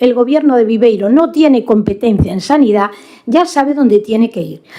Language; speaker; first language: Spanish; non-native, local second language; Galician